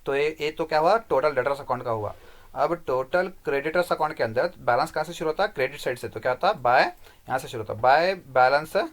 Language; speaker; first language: Hindi; non-native, local second language; Kannada